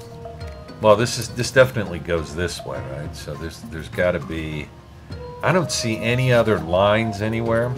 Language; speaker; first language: English; native; English